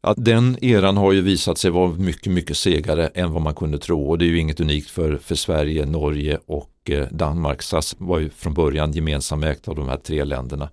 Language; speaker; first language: Swedish; native; Swedish